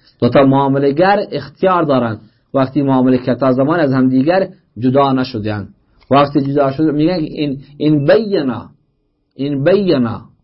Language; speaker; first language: Persian; native; Persian